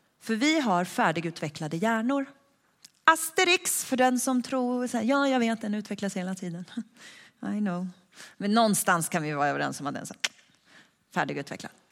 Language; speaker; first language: Swedish; early bilingual, other home language; Persian